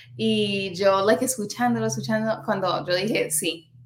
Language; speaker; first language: Spanish; early bilingual, heritage; Spanish